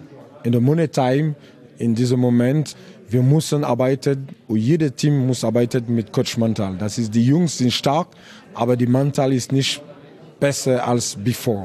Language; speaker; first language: German; non-native, learner; French